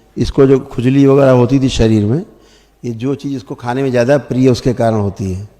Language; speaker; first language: Hindi; native; Hindi